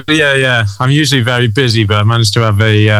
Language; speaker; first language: English; native; English